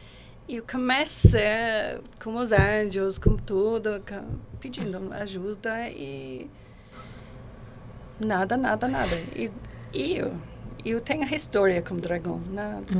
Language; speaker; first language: Portuguese; non-native, learner; English